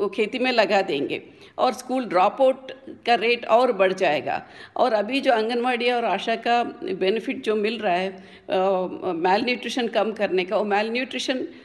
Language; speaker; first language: Hindi; non-native, local second language; Telugu